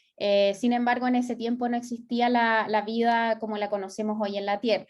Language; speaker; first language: Spanish; native; Spanish